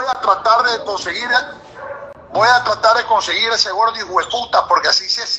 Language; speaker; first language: Spanish; native; Spanish